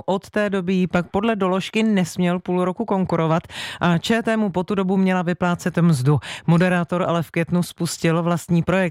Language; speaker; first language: Czech; native; Czech